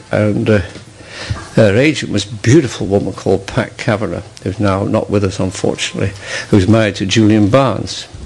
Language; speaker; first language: English; native; English